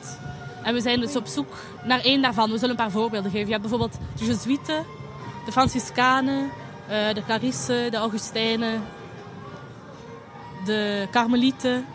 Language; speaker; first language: Dutch; native; Dutch